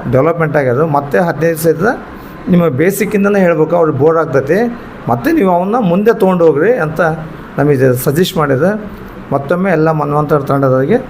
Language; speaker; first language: Kannada; native; Kannada